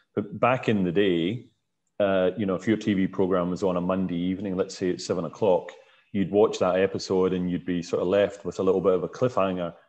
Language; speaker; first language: English; native; English